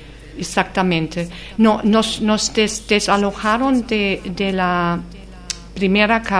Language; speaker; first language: Spanish; non-native, fluent; German